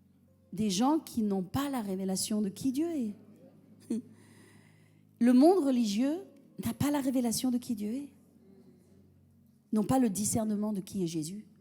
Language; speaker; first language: French; native; French